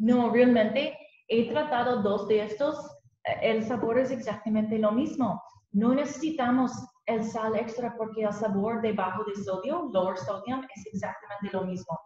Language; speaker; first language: Spanish; non-native, learner; English